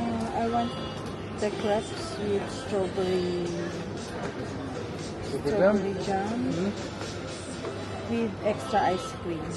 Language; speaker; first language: English; non-native, fluent; Filipino